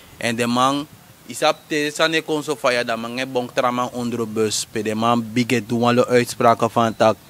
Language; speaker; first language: Dutch; native; Dutch